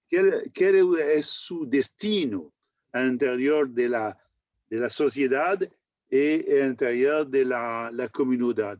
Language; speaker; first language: Spanish; non-native, learner; French